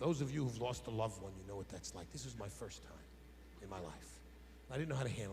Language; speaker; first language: English; native; English